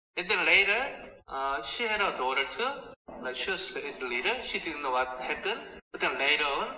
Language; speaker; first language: English; non-native, fluent; Korean